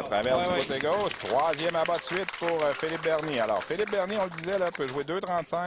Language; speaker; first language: French; native; French